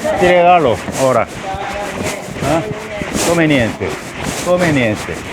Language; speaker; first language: Italian; non-native, learner; Korean